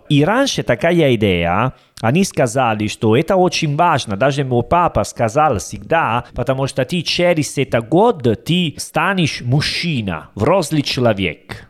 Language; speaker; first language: Russian; non-native, learner; Italian